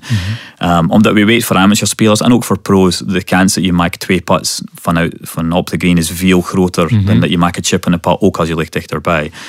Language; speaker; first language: Dutch; non-native, fluent; English